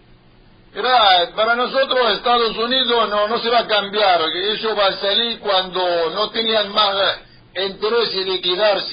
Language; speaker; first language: Spanish; non-native, learner; Arabic